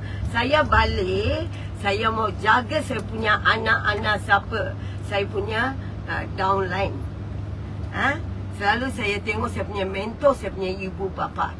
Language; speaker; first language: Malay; non-native, local second language; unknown